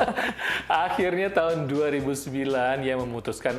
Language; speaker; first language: Indonesian; native; Indonesian